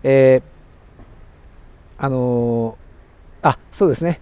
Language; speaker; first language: Japanese; native; Japanese